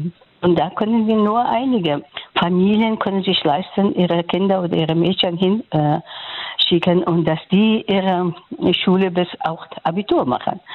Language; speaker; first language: German; non-native, fluent; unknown